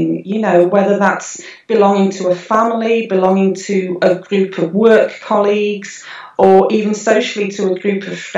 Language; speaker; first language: English; non-native, local second language; Welsh